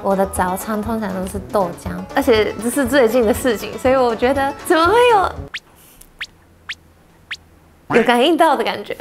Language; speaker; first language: Chinese; non-native, fluent; Japanese